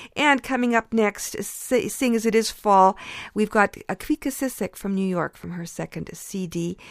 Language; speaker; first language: English; early bilingual, other home language; Ukrainian